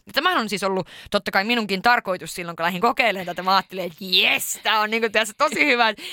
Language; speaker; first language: Finnish; early bilingual, heritage; Finnish